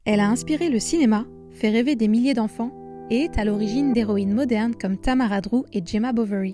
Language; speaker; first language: French; native; French